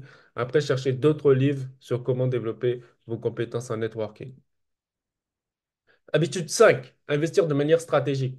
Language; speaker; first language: French; native; French